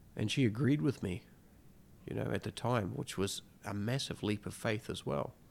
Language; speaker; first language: English; native; English